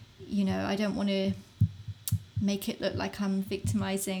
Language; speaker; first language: English; native; English